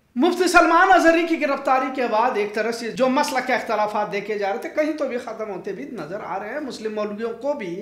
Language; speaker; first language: Hindi; non-native, local second language; Urdu